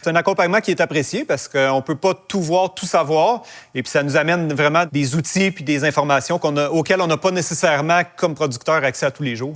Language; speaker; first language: French; native; French